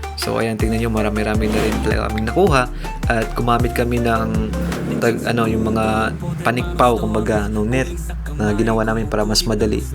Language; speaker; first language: Filipino; non-native, local second language; Hiligaynon